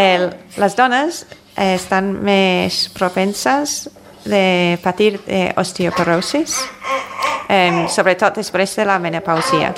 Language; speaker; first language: Catalan; non-native, fluent; English